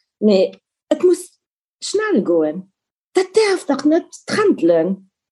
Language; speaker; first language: Luxembourgish; early bilingual, other home language; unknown